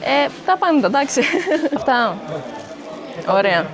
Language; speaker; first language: Greek; early bilingual, heritage; French